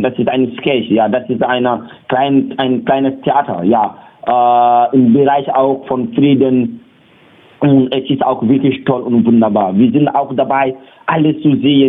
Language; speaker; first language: German; non-native, learner; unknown